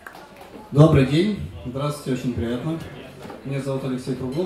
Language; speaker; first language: Russian; native; Russian